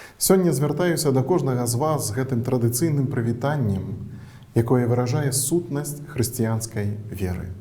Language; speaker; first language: Belarusian; native; Belarusian